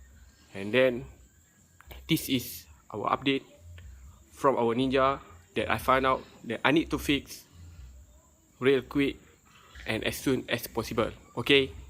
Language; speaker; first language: English; non-native, local second language; Malay